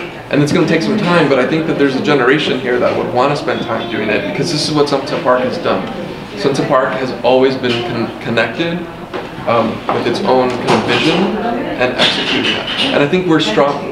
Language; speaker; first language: English; early bilingual, other home language; Spanish